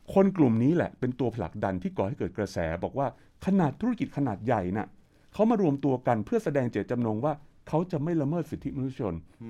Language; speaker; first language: Thai; native; Thai